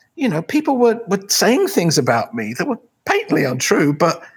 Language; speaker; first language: English; native; English